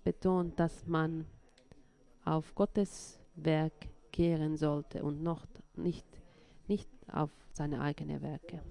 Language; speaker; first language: German; non-native, fluent; Finnish